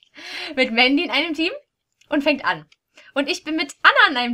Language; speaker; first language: German; native; German